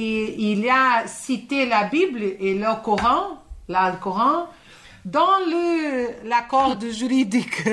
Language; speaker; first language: French; non-native, fluent; Portuguese